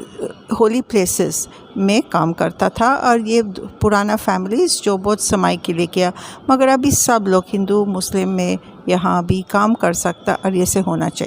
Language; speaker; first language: Hindi; non-native, local second language; English